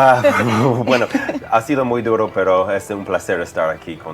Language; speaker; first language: Spanish; non-native, fluent; English